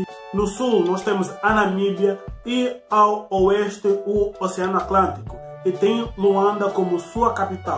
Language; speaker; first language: Portuguese; native; Portuguese